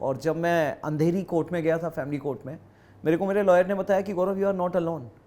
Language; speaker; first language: Hindi; native; Hindi